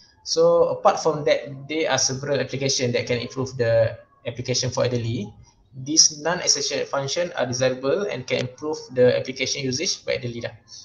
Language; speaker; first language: English; non-native, local second language; Malay